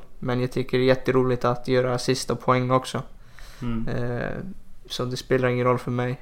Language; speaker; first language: Swedish; non-native, fluent; Icelandic